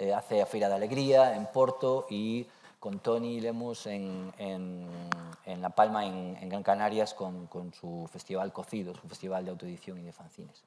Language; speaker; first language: Spanish; native; Spanish